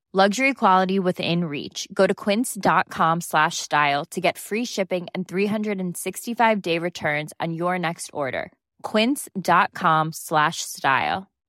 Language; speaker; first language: English; native; English